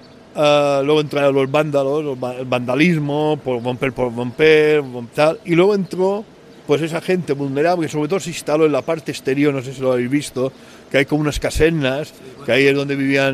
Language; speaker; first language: Spanish; native; Spanish